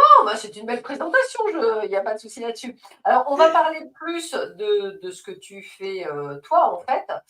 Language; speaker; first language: French; native; French